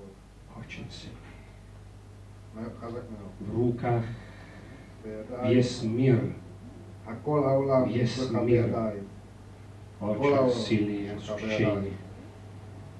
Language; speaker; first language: Russian; non-native, learner; Czech